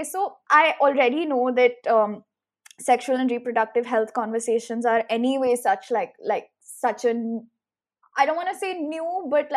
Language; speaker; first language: English; non-native, local second language; Hindi